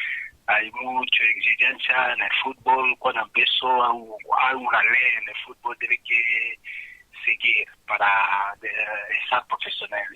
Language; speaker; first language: Spanish; non-native, fluent; French